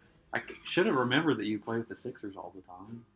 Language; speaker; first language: English; native; English